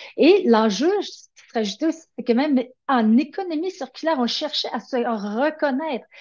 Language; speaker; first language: French; native; French